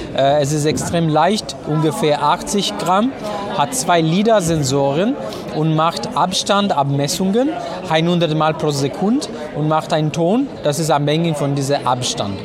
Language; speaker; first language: German; non-native, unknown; Italian